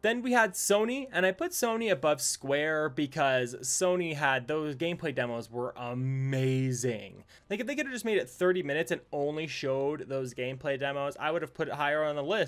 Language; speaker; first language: English; native; English